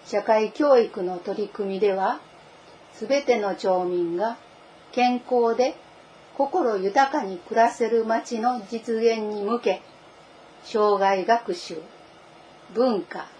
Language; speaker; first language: Japanese; native; Japanese